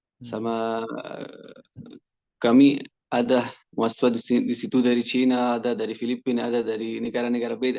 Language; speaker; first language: Indonesian; non-native, learner; Persian